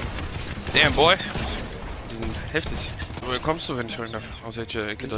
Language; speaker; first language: German; native; German